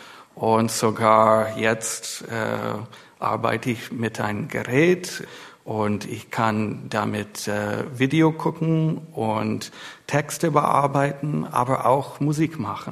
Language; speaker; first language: German; non-native, fluent; English